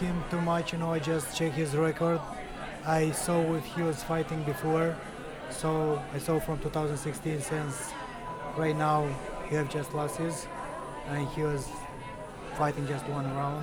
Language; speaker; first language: English; non-native, fluent; Romanian